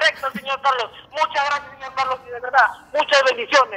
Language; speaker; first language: Spanish; native; Spanish